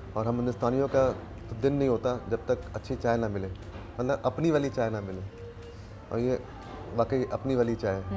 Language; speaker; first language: Hindi; native; Hindi